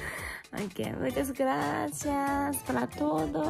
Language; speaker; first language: Spanish; non-native, learner; Japanese